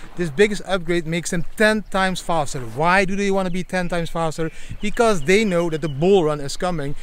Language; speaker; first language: English; non-native, fluent; Dutch